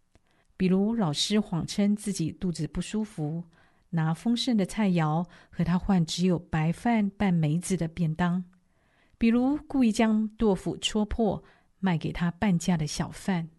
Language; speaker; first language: Chinese; native; Chinese